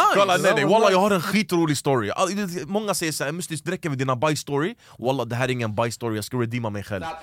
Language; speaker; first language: Swedish; early bilingual, other home language; Arabic